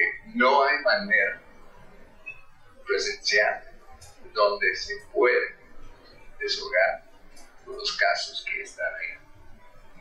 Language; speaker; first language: Spanish; non-native, fluent; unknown